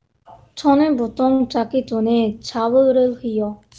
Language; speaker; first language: Korean; non-native, learner; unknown